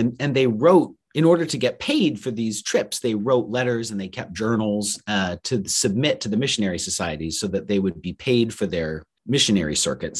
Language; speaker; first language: English; native; English